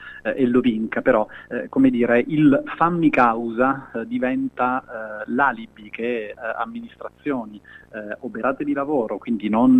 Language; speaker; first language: Italian; native; Italian